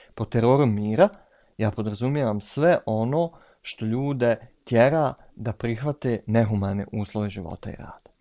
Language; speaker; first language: Bosnian; native; Bosnian